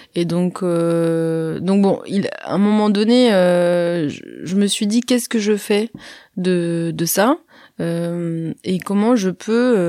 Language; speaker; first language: French; early bilingual, other home language; Arabic